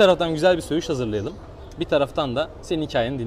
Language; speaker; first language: Turkish; native; Turkish